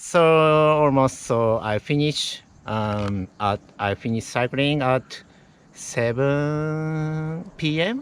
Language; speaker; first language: English; non-native, learner; Japanese